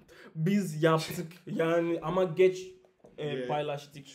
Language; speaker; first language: Turkish; non-native, learner; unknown